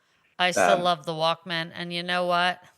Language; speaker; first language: English; native; English